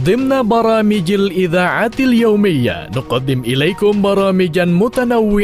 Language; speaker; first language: Arabic; non-native, fluent; Indonesian